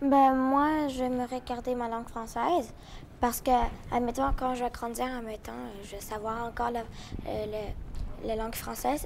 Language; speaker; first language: French; early bilingual, other home language; Spanish